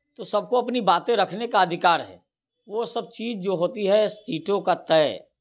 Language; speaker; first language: Hindi; native; Hindi